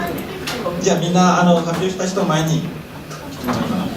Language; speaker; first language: Japanese; native; Japanese